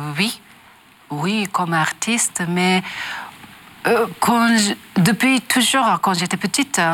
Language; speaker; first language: French; non-native, learner; Japanese